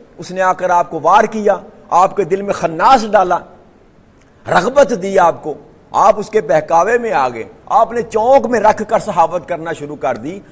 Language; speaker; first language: Urdu; non-native, local second language; Punjabi